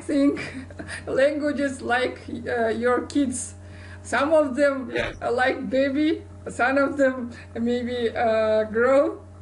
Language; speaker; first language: English; non-native, learner; Kazakh